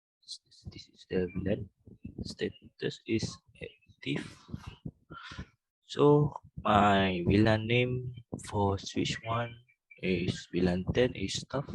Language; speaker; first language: English; non-native, local second language; Malay